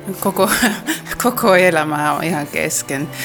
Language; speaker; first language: Finnish; native; Finnish